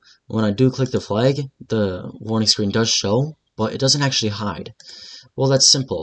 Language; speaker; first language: English; native; English